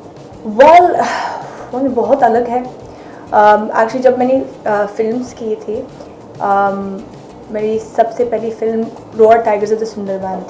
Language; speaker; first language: Hindi; non-native, fluent; English